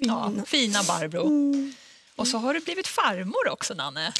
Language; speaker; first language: Swedish; native; Swedish